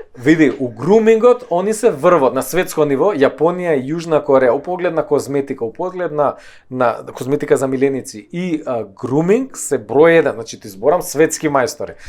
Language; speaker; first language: Macedonian; native; Macedonian